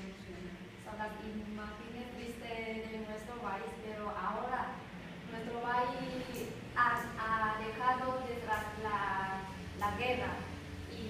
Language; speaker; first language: Spanish; non-native, learner; Vietnamese